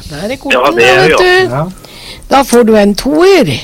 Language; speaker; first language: Norwegian; native; Norwegian